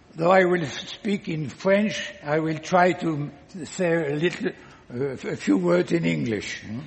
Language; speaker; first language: English; non-native, learner; French